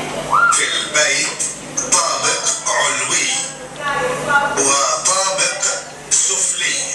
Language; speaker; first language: Arabic; non-native, learner; Indonesian